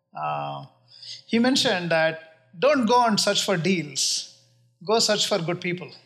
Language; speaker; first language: English; non-native, local second language; Kannada